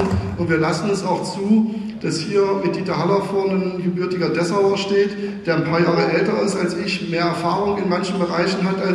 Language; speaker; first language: German; native; German